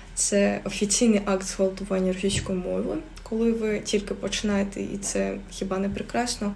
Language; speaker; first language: Ukrainian; non-native, local second language; Russian